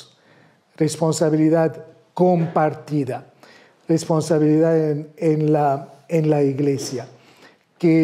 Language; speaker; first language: Spanish; non-native, fluent; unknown